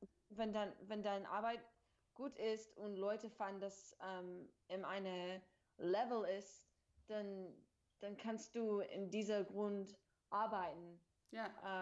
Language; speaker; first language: German; non-native, learner; English